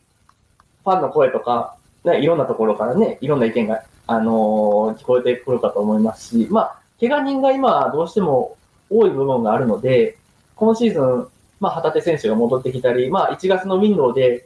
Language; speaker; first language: Japanese; native; Japanese